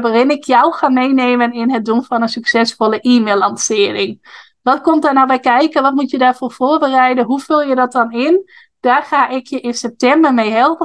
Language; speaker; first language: Dutch; native; Dutch